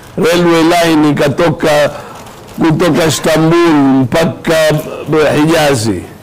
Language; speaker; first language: Swahili; native; Swahili